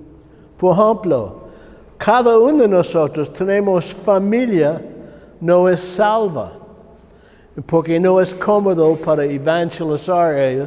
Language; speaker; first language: Spanish; non-native, learner; English